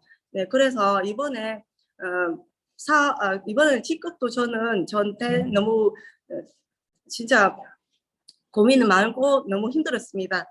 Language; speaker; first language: Korean; non-native, learner; Vietnamese